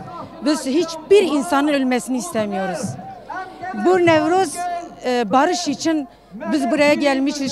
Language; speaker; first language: Turkish; non-native, local second language; Kurdish